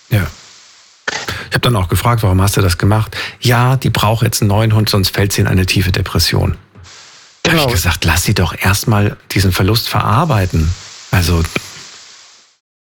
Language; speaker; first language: German; native; German